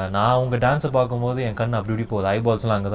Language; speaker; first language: Tamil; native; Tamil